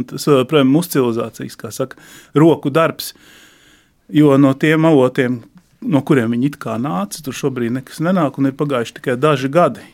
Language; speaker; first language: Latvian; native; Latvian